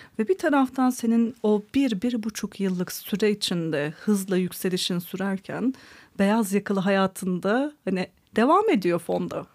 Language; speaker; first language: Turkish; native; Turkish